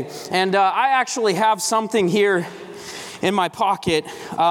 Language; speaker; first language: English; native; English